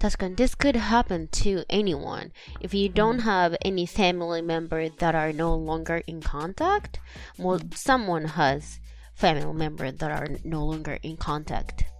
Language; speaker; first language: English; non-native, fluent; Japanese